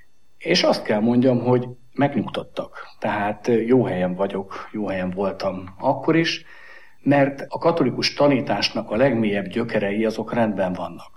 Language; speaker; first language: Hungarian; native; Hungarian